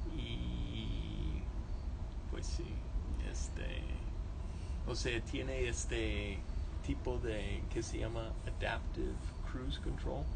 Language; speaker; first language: Spanish; early bilingual, heritage; Spanish